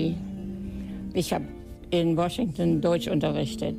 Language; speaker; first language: German; native; German